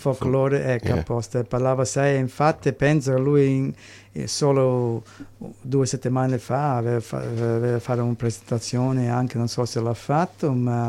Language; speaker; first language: Italian; early bilingual, heritage; English